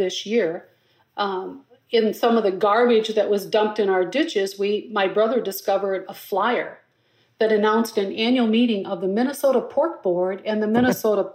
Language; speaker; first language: English; native; English